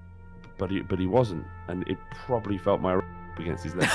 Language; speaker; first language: English; native; English